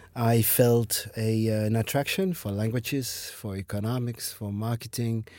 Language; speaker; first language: English; non-native, fluent; French